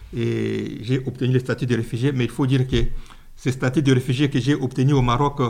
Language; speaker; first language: French; non-native, local second language; Luba-Lulua